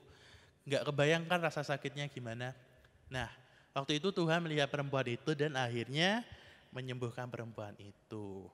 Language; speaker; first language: Indonesian; native; Indonesian